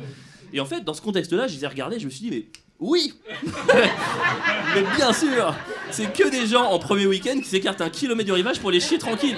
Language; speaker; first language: French; native; French